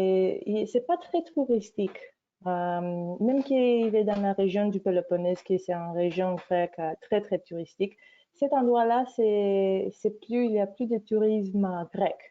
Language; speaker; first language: French; non-native, fluent; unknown